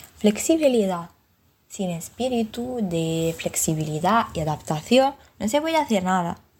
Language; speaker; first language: Spanish; non-native, fluent; Italian